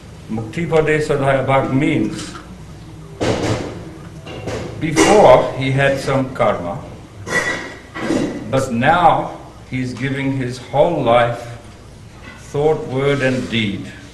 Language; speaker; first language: English; non-native, local second language; Bangla